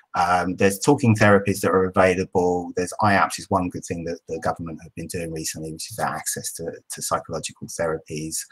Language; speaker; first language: English; native; English